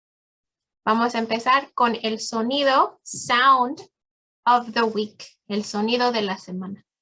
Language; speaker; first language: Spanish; early bilingual, heritage; Spanish